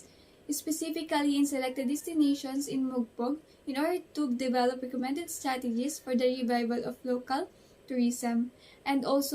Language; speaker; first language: English; non-native, local second language; Filipino